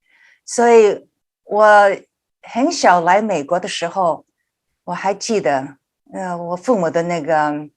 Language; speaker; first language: Chinese; early bilingual, heritage; Chinese